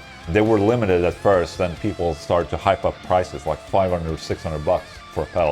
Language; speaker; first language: English; non-native, fluent; Swedish